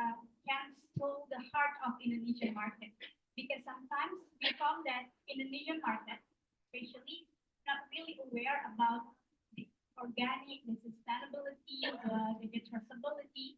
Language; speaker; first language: English; non-native, learner; Indonesian